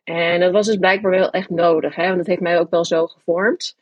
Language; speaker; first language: Dutch; early bilingual, other home language; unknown